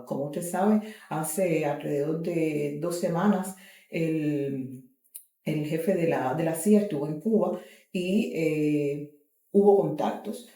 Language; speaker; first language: Spanish; native; Spanish